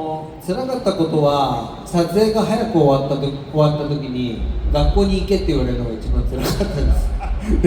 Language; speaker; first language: Japanese; native; Japanese